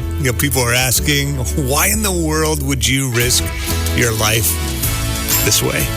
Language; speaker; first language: English; native; English